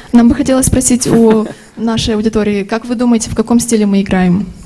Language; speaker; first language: Russian; native; Russian